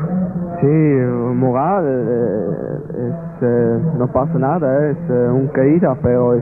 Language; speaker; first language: Spanish; non-native, learner; German